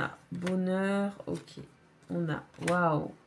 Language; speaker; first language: French; native; French